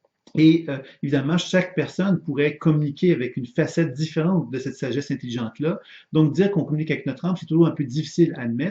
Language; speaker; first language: French; native; French